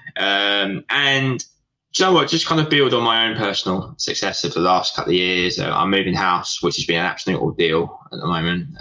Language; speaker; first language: English; native; English